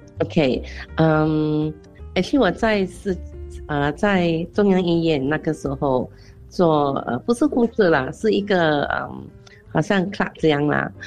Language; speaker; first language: Chinese; non-native, local second language; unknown